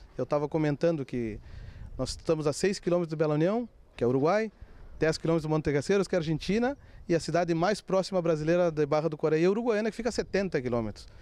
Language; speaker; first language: Portuguese; native; Portuguese